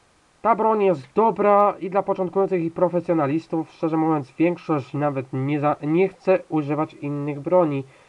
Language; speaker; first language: Polish; native; Polish